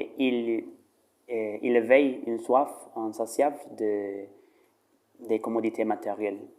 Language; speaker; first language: French; non-native, learner; Spanish